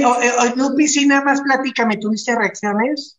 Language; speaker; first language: Spanish; native; Spanish